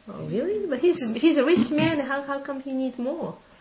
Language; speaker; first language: English; non-native, fluent; Japanese